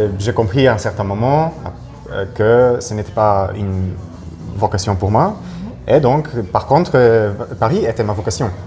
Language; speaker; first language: French; non-native, fluent; Polish